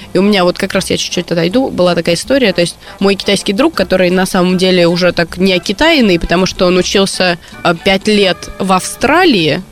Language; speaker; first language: Russian; native; Russian